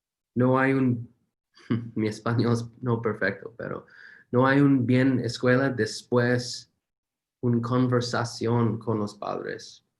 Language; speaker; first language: Spanish; non-native, learner; English